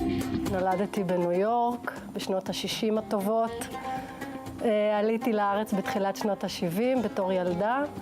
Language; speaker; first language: Hebrew; early bilingual, other home language; English